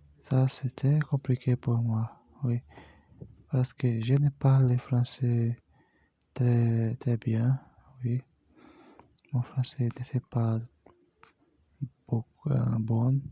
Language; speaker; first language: French; non-native, learner; Portuguese